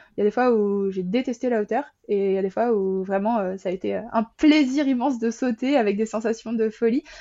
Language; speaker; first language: French; native; French